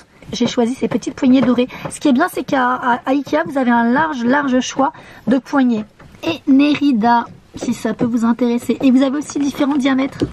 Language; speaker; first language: French; native; French